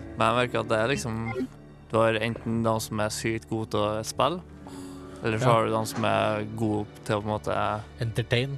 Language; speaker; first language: Norwegian; native; Norwegian